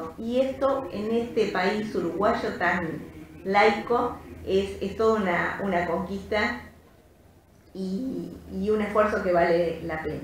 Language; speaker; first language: Spanish; native; Spanish